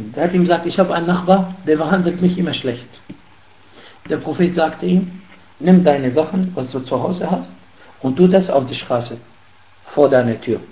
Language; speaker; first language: German; non-native, fluent; Arabic